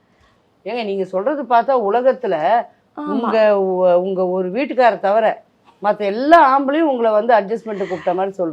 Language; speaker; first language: Tamil; native; Tamil